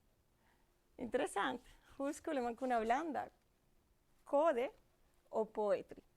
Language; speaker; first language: Swedish; non-native, fluent; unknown